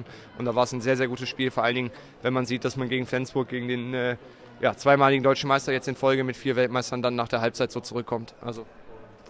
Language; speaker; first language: German; native; German